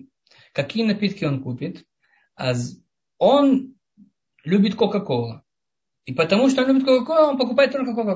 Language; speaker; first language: Russian; early bilingual, heritage; Russian